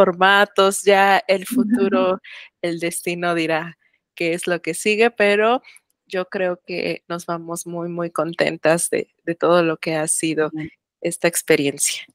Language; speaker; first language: Spanish; native; Spanish